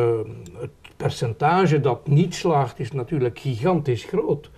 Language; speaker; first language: Dutch; native; Dutch